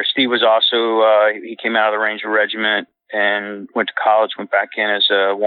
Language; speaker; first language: English; native; English